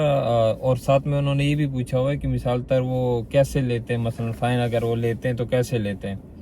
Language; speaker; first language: Urdu; non-native, local second language; Pashto